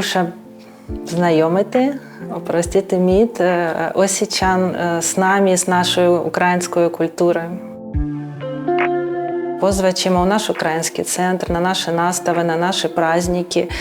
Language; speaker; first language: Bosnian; non-native, learner; Ukrainian